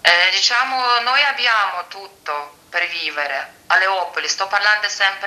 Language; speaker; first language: Italian; non-native, fluent; Ukrainian